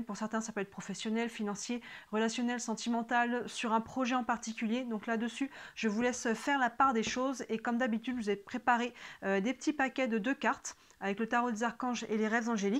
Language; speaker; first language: French; native; French